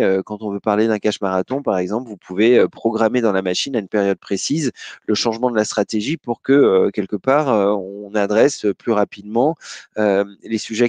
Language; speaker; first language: French; native; French